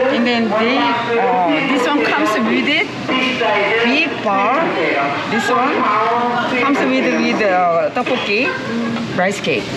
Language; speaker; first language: English; non-native, learner; Lao